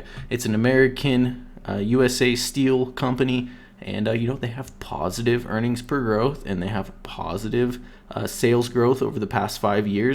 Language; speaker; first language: English; native; English